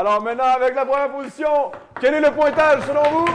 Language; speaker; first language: French; native; French